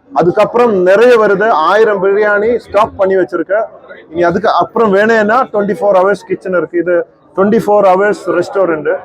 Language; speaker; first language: Tamil; non-native, learner; Malayalam